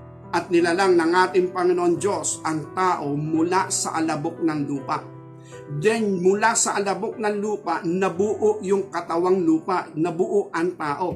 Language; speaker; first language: Filipino; native; Filipino